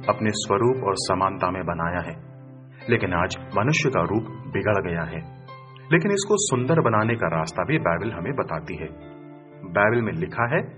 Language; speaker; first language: Hindi; native; Hindi